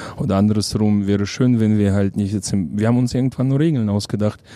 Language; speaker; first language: German; non-native, fluent; Russian